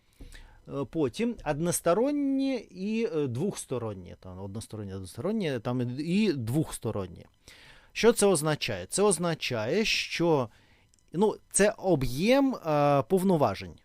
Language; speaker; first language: Ukrainian; non-native, learner; Russian